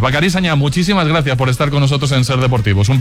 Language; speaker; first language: Spanish; native; Spanish